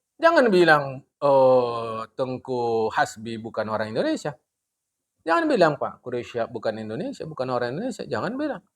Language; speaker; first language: Malay; non-native, local second language; Indonesian